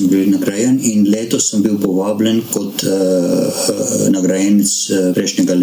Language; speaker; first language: Slovenian; non-native, learner; Armenian